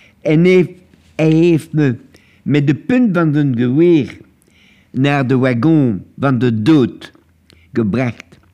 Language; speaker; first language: Dutch; non-native, local second language; French